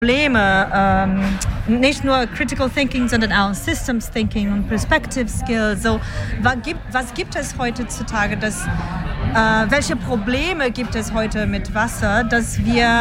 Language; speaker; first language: German; non-native, fluent; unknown